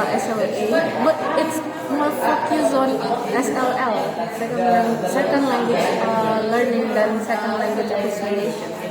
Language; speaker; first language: English; non-native, learner; Indonesian